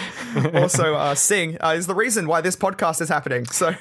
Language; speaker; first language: English; native; English